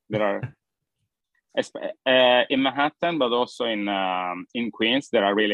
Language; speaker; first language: English; non-native, fluent; Italian